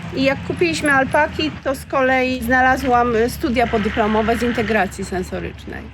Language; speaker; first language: Polish; native; Polish